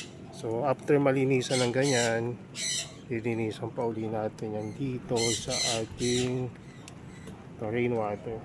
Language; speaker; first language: Filipino; native; Filipino